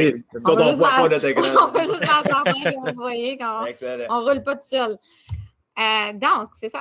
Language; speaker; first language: French; native; French